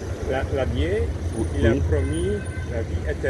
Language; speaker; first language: French; non-native, learner; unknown